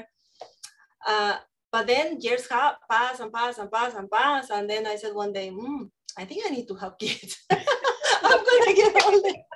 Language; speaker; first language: English; non-native, fluent; Spanish